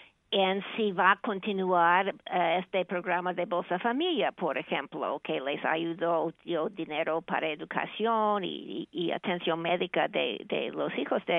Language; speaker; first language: Spanish; non-native, fluent; English